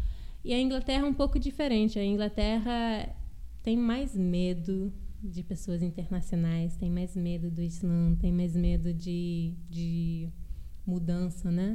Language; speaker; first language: Portuguese; early bilingual, heritage; Portuguese